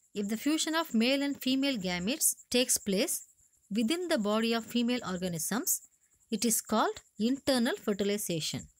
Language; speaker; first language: English; non-native, local second language; Tamil